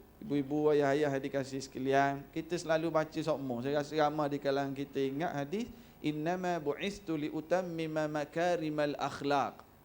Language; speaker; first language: Malay; native; Malay